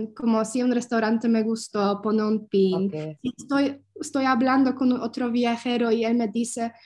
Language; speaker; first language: Spanish; non-native, learner; Polish